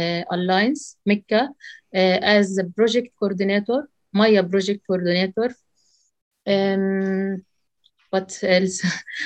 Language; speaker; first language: English; non-native, learner; Arabic